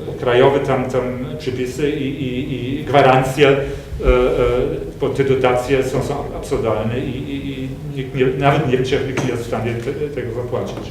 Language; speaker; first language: Polish; non-native, fluent; German